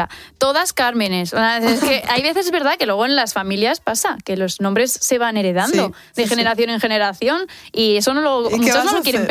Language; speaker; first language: Spanish; native; Spanish